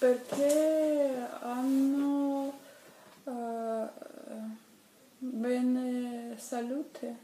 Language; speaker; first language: Italian; non-native, learner; Russian